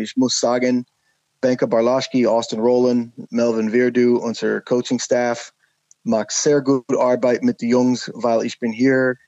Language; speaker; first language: German; non-native, learner; English